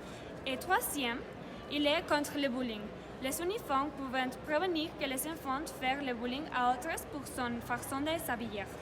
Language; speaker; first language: French; non-native, learner; Spanish